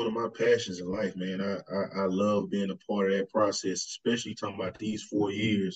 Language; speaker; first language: English; native; English